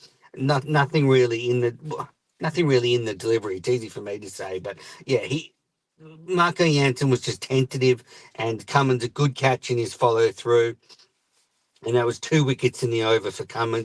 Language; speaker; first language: English; native; English